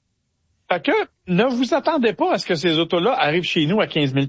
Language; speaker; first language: French; native; French